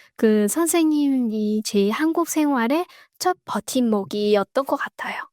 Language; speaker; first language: Korean; non-native, fluent; Vietnamese